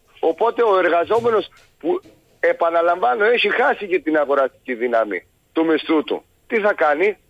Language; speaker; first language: Greek; native; Greek